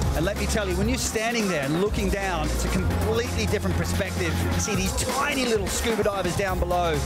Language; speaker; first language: English; native; English